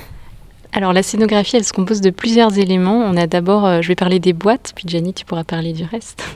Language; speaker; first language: French; native; French